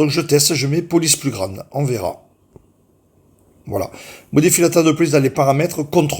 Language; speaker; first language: French; native; French